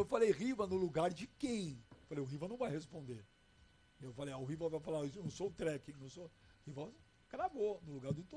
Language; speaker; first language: Portuguese; native; Portuguese